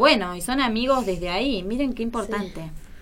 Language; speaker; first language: Spanish; native; Spanish